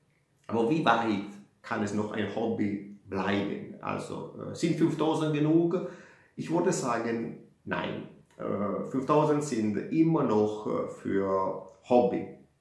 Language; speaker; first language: German; non-native, fluent; Italian